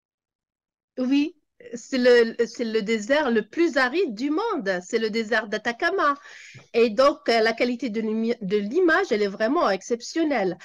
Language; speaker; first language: French; non-native, local second language; Arabic